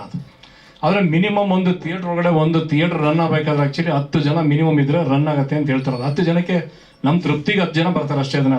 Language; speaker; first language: Kannada; native; Kannada